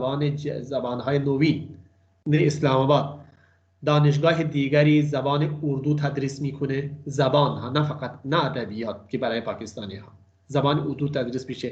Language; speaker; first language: Persian; non-native, fluent; Urdu